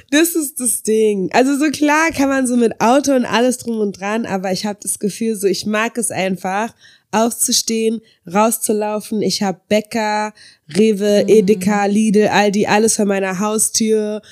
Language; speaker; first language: German; native; German